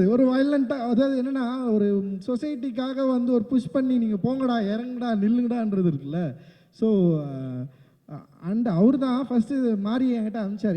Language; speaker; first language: Tamil; native; Tamil